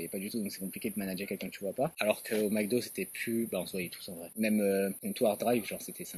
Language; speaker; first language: French; native; French